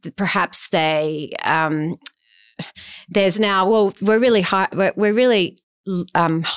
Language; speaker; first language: English; native; English